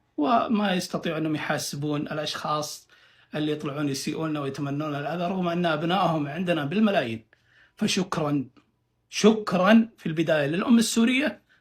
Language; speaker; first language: Arabic; native; Arabic